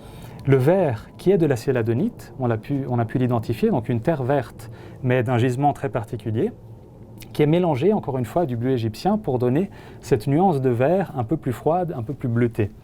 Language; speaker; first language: French; non-native, fluent; Italian